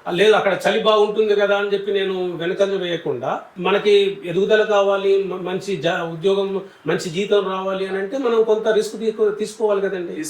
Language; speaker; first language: Telugu; native; Telugu